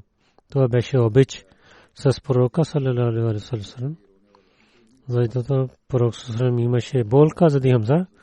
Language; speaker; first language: Bulgarian; non-native, learner; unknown